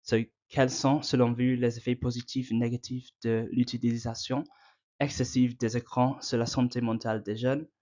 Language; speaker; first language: French; non-native, learner; English